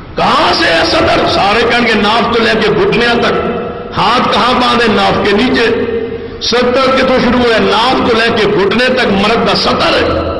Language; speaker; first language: Urdu; non-native, local second language; Punjabi